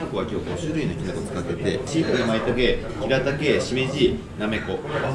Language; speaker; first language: Japanese; native; Japanese